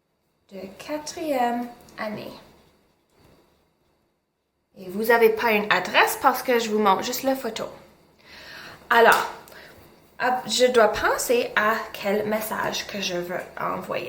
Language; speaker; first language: French; non-native, local second language; English